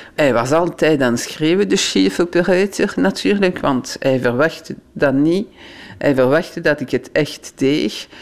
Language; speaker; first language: Dutch; non-native, local second language; French